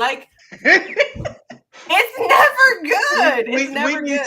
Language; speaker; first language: English; native; English